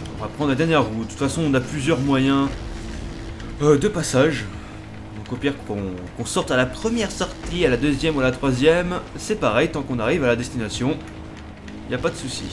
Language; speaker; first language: French; native; French